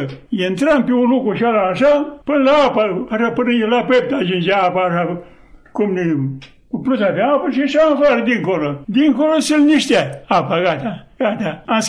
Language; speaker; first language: Romanian; native; Romanian